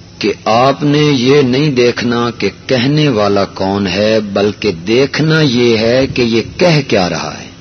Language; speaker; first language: Urdu; non-native, local second language; Punjabi